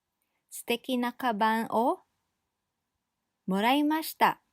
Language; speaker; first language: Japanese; non-native, fluent; English